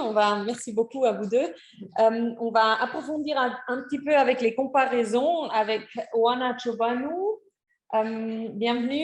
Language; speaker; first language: French; non-native, fluent; German